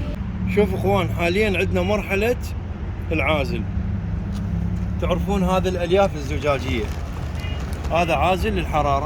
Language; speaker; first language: Arabic; native; Arabic